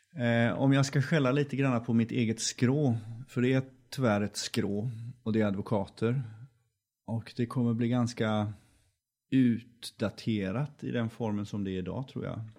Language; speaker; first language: Swedish; native; Swedish